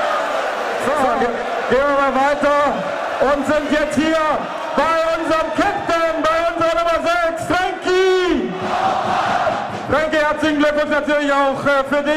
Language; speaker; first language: German; native; German